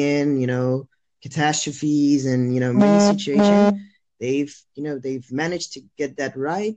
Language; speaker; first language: English; non-native, fluent; French